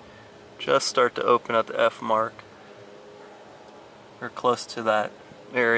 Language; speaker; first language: English; native; English